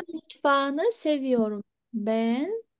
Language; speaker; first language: Turkish; non-native, fluent; Kyrgyz